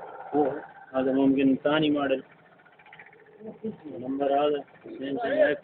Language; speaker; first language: Arabic; non-native, learner; Filipino